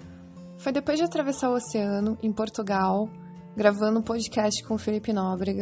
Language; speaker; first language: Portuguese; native; Portuguese